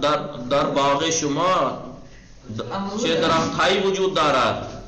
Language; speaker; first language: Persian; non-native, fluent; Urdu